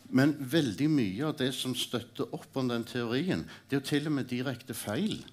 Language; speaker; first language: Norwegian; native; Norwegian